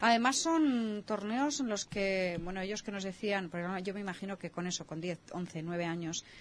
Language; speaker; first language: Spanish; native; Spanish